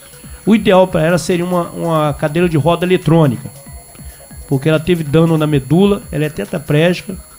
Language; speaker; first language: Portuguese; native; Portuguese